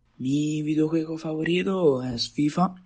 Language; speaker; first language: Spanish; non-native, learner; Italian